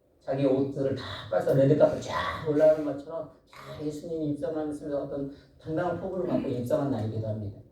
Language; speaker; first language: Korean; native; Korean